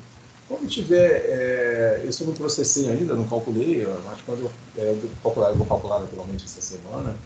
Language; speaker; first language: Portuguese; native; Portuguese